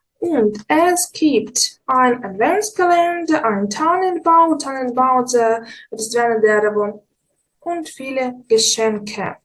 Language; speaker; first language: German; non-native, fluent; Ukrainian